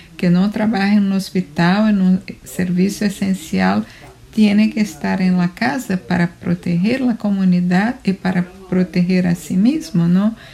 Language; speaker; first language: Spanish; non-native, fluent; Portuguese